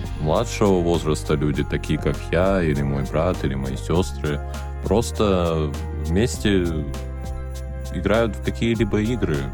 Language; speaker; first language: Russian; native; Russian